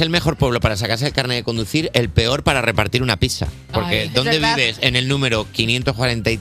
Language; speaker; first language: Spanish; native; Spanish